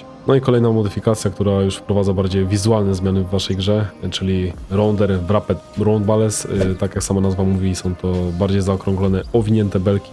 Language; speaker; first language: Polish; native; Polish